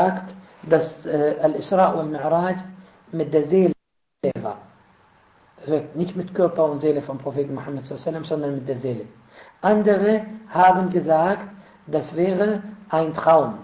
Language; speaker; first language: German; non-native, fluent; Arabic